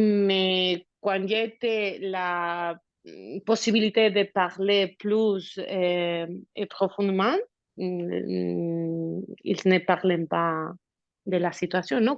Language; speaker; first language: French; non-native, learner; Spanish